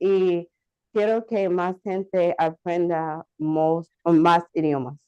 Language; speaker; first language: Spanish; non-native, learner; English